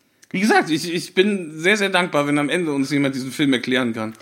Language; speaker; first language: German; native; German